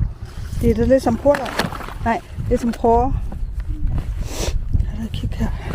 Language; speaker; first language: Danish; non-native, learner; Thai